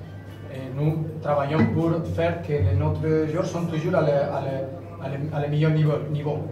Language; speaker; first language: French; non-native, learner; Spanish